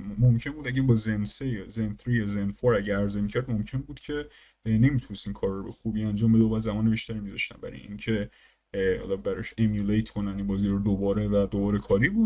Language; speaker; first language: Persian; native; Persian